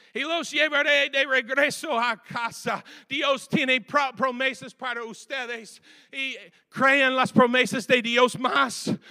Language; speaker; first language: Spanish; non-native, fluent; English